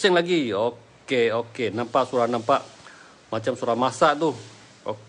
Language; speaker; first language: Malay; non-native, local second language; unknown